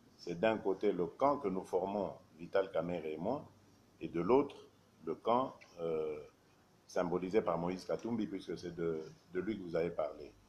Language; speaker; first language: French; non-native, local second language; Luba-Lulua